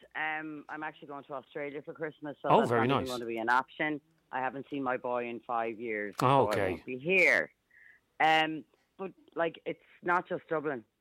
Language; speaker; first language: English; native; English